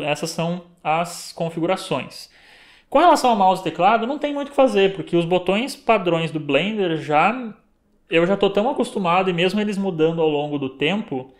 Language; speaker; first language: Portuguese; native; Portuguese